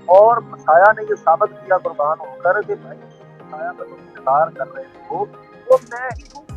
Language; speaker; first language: Urdu; non-native, local second language; Punjabi